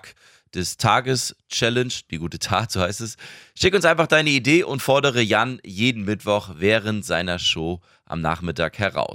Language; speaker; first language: German; native; German